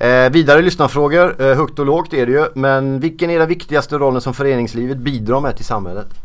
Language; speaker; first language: Swedish; native; Swedish